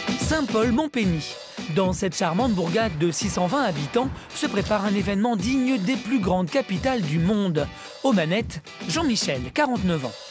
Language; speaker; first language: French; native; French